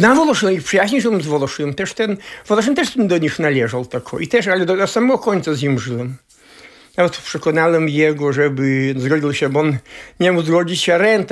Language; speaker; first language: Polish; non-native, local second language; Belarusian